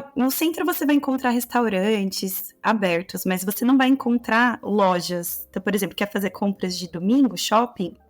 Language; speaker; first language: Portuguese; native; Portuguese